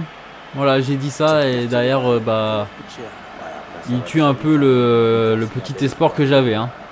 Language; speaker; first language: French; native; French